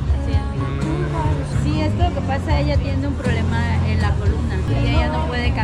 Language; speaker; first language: Spanish; native; Spanish